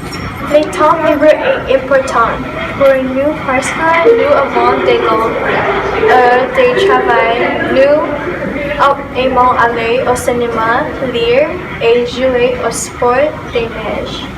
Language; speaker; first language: French; non-native, learner; English